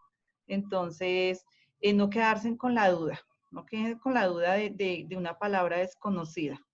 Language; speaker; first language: Spanish; native; Spanish